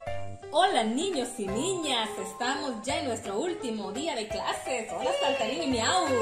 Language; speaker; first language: Spanish; native; Spanish